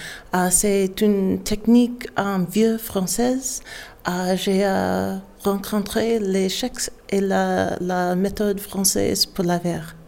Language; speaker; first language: French; non-native, learner; English